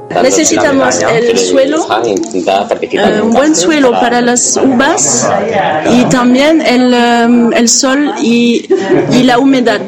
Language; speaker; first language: Spanish; non-native, learner; French